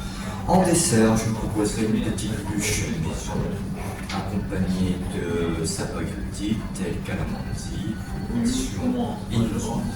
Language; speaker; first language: French; native; French